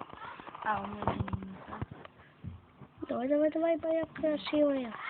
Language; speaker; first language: Russian; non-native, learner; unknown